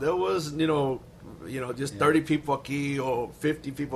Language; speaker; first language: English; early bilingual, other home language; Spanish